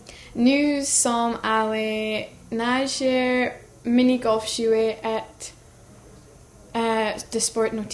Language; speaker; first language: French; non-native, learner; English